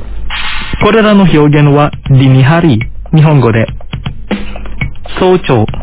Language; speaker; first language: Japanese; non-native, fluent; Indonesian